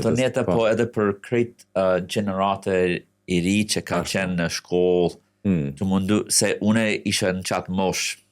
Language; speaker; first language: Albanian; non-native, fluent; English